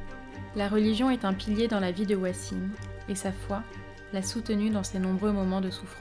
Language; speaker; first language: French; native; French